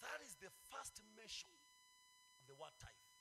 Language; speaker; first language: English; non-native, local second language; Swahili